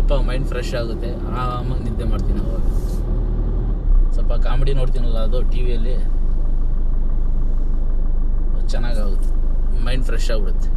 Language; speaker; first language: Kannada; non-native, local second language; Urdu